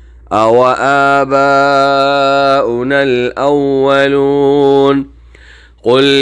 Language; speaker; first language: Arabic; native; Arabic